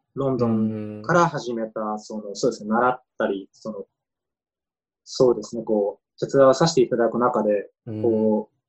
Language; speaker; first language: Japanese; native; Japanese